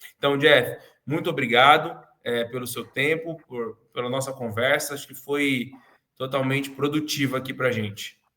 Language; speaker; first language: Portuguese; native; Portuguese